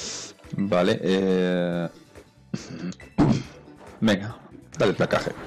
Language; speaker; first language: Spanish; native; Spanish